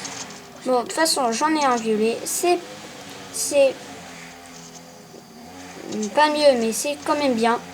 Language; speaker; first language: French; native; French